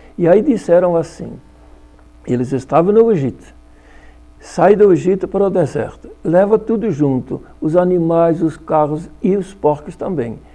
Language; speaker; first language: Portuguese; non-native, fluent; Dutch